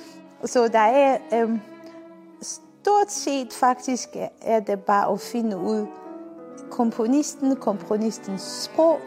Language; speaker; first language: Danish; non-native, fluent; Armenian